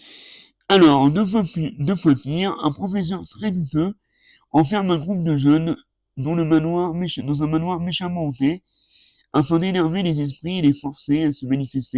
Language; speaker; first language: French; native; French